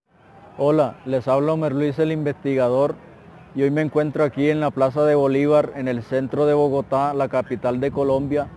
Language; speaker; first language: Spanish; native; Spanish